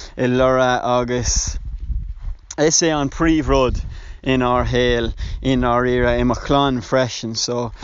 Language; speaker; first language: Irish; non-native, local second language; English